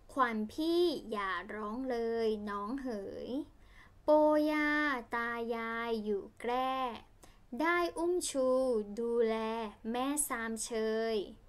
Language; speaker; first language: Thai; native; Thai